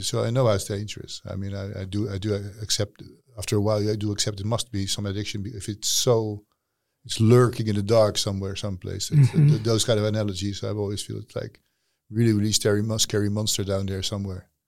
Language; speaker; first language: English; non-native, fluent; Dutch